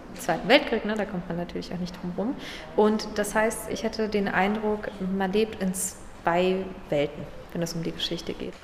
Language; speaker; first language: German; early bilingual, other home language; Polish